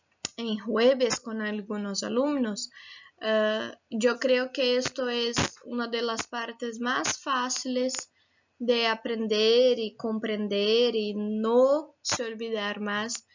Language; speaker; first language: Spanish; non-native, fluent; Portuguese